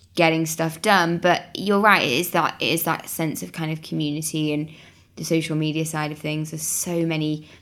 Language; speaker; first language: English; native; English